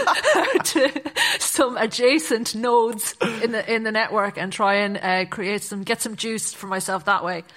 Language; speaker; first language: English; native; English